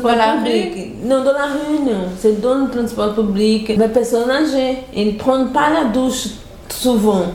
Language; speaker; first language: French; non-native, learner; Portuguese